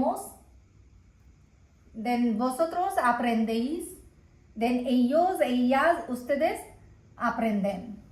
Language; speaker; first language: Spanish; non-native, fluent; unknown